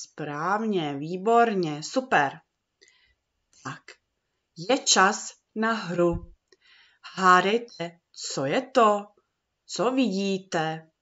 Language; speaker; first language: Czech; early bilingual, heritage; Czech